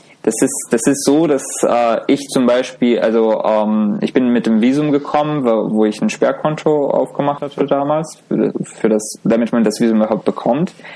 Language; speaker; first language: German; non-native, fluent; Azerbaijani